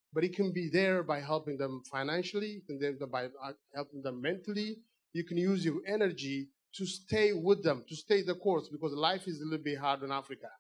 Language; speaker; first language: English; non-native, fluent; Amharic